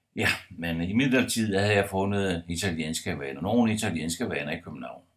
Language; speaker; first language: Danish; non-native, fluent; Italian